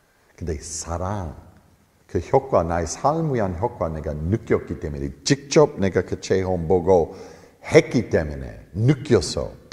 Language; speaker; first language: Korean; non-native, fluent; English